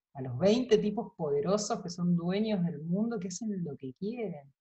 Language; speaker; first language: Spanish; native; Spanish